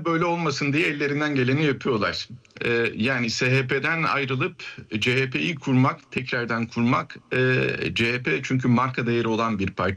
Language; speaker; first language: Turkish; native; Turkish